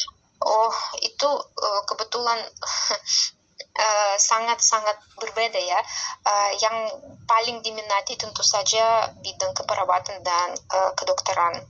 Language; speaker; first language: Indonesian; non-native, fluent; Russian